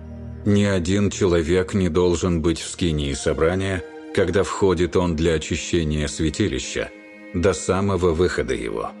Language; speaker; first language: Russian; native; Russian